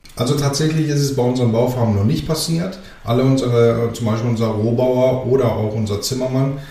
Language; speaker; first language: German; early bilingual, other home language; Greek